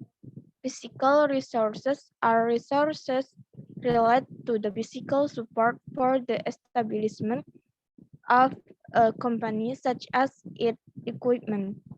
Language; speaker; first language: English; non-native, learner; Indonesian